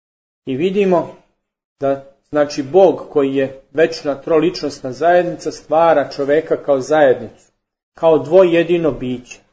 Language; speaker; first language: Serbian; native; Serbian